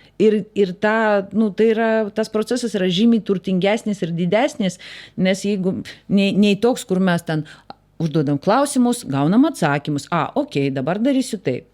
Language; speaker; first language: Lithuanian; non-native, local second language; Russian